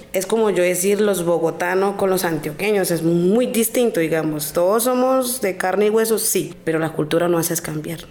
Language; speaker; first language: Spanish; non-native, local second language; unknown